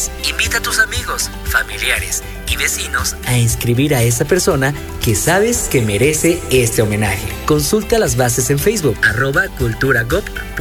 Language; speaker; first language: Spanish; native; Spanish